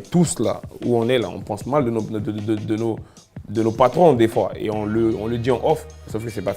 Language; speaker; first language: French; native; French